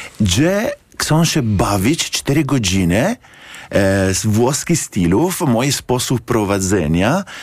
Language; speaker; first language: Polish; non-native, learner; Italian